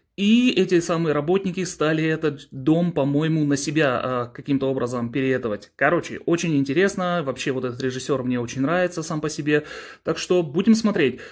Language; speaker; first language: Russian; early bilingual, heritage; Russian